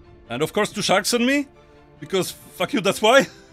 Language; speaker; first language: English; non-native, fluent; Polish